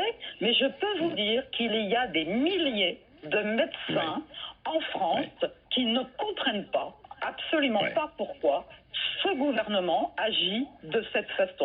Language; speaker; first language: French; native; French